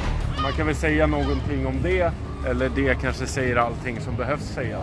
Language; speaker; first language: Swedish; native; Swedish